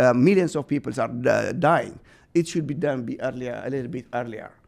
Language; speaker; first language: English; non-native, fluent; Amharic